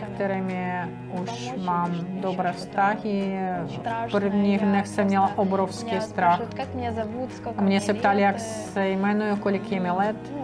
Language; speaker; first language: Czech; non-native, learner; Ukrainian